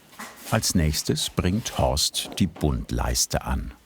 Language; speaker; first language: German; native; German